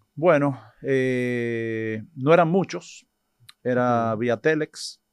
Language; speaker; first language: Spanish; native; Spanish